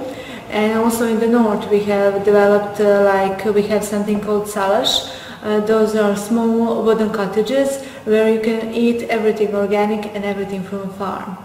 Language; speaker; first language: English; non-native, fluent; Serbian